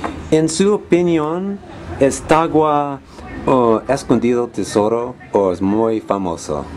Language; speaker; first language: Spanish; non-native, learner; English